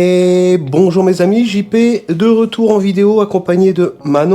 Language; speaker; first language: French; native; French